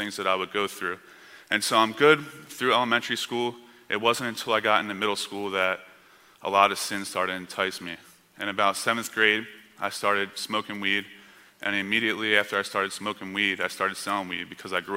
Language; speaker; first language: English; native; English